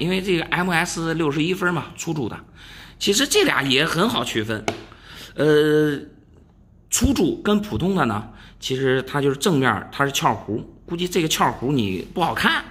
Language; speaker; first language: Chinese; native; Chinese